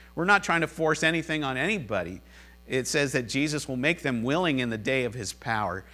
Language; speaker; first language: English; native; English